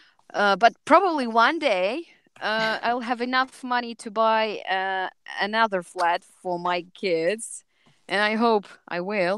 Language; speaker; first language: English; non-native, learner; Russian